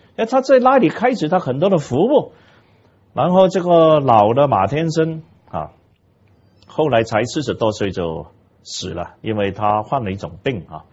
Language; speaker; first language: Chinese; non-native, local second language; Cantonese